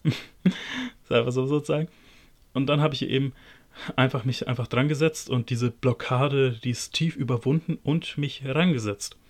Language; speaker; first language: German; native; German